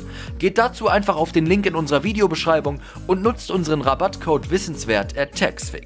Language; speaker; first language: German; native; German